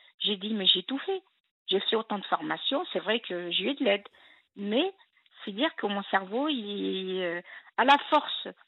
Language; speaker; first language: French; non-native, local second language; Arabic